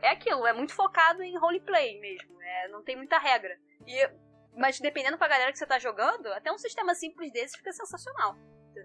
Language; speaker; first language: Portuguese; native; Portuguese